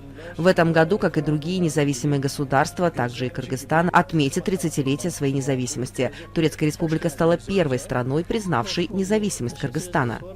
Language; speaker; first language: Russian; native; Russian